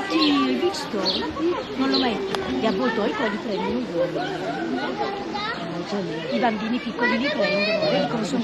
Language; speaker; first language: Italian; non-native, fluent; Sinhala